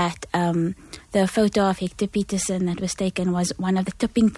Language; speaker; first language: English; native; English